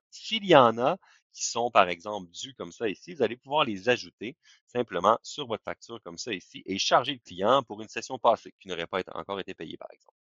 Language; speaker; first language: French; native; French